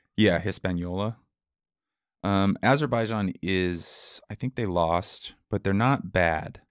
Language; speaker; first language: English; native; English